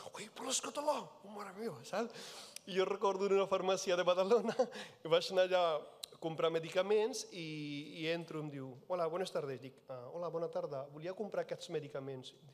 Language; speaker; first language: Catalan; non-native, fluent; Punjabi